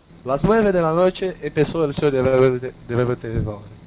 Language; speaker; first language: Portuguese; non-native, learner; Spanish